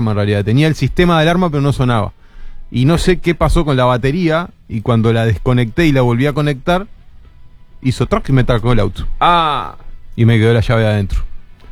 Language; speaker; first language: Spanish; native; Spanish